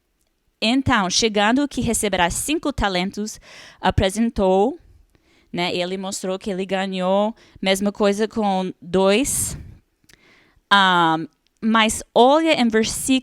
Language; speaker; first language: Portuguese; non-native, fluent; English